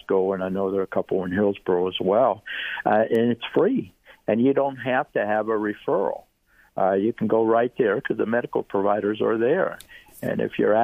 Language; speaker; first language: English; early bilingual, other home language; Greek